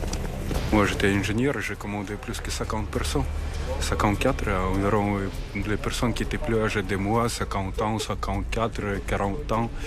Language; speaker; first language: French; non-native, learner; Russian